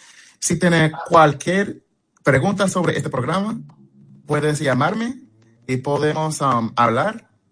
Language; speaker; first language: Spanish; early bilingual, heritage; Spanish